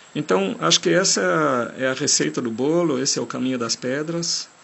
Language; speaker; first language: Portuguese; non-native, fluent; German